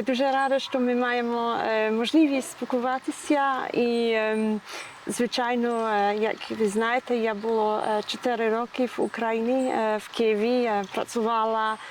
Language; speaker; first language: Ukrainian; non-native, learner; English